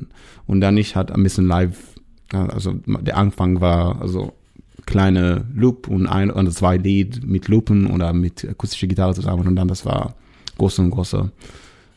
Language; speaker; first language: German; non-native, learner; Hebrew